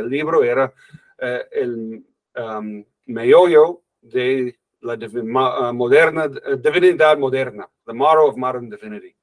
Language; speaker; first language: Spanish; non-native, fluent; English